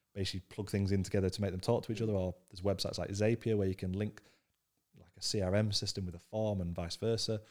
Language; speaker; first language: English; native; English